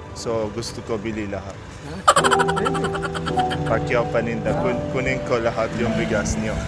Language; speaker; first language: Filipino; non-native, learner; German